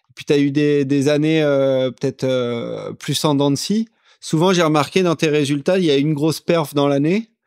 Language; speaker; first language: French; native; French